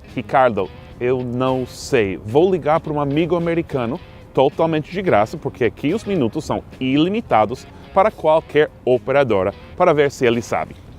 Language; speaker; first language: Portuguese; non-native, fluent; English